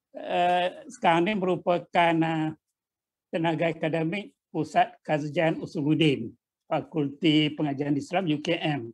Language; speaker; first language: Malay; native; Malay